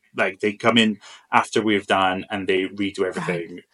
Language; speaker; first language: English; non-native, fluent; Maltese